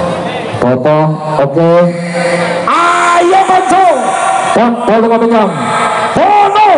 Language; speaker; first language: Indonesian; non-native, local second language; Javanese